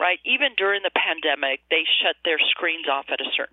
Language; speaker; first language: English; native; English